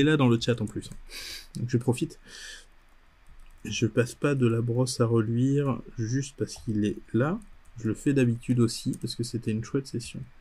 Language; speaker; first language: French; native; French